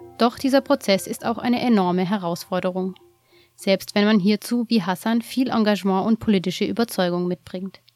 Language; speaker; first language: German; native; German